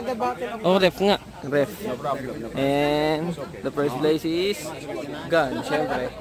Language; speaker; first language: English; non-native, learner; Filipino